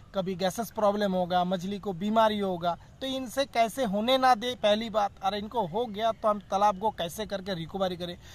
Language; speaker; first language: Hindi; non-native, local second language; Bangla